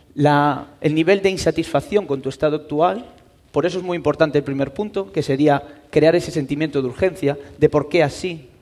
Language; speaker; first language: Spanish; native; Spanish